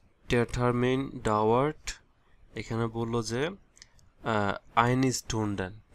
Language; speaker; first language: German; non-native, fluent; Bangla